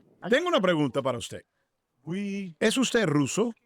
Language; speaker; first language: Spanish; native; Spanish